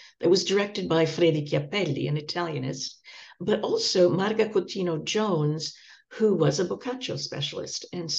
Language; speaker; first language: English; native; English